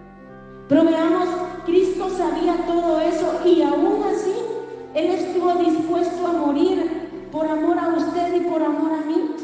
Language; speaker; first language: Spanish; native; Spanish